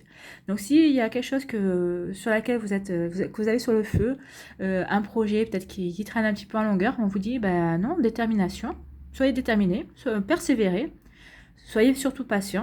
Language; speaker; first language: French; native; French